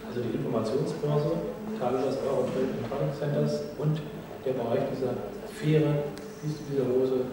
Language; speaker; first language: German; native; German